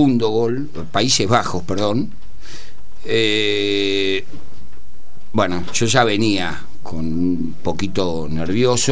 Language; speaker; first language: Spanish; native; Spanish